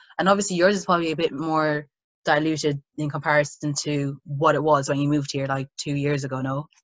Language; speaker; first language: English; early bilingual, other home language; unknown